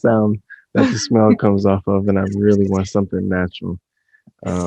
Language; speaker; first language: English; native; English